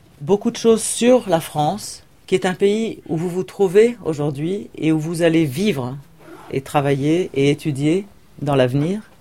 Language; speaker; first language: French; native; French